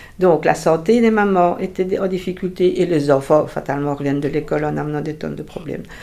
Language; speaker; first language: French; native; French